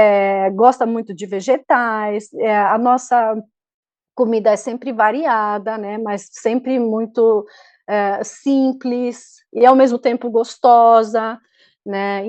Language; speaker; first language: Portuguese; non-native, fluent; Albanian